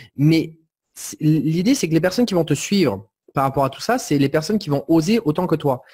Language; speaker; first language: French; native; French